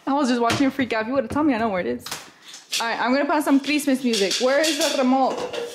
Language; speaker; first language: English; early bilingual, other home language; Spanish